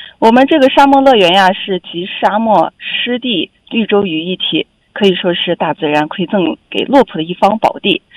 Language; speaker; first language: Chinese; non-native, local second language; Uyghur